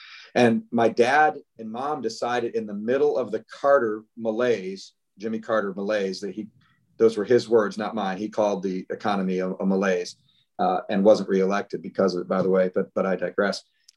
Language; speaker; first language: English; native; English